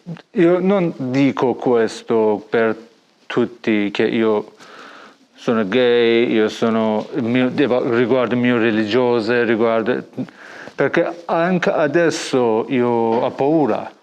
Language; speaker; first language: Italian; non-native, learner; Persian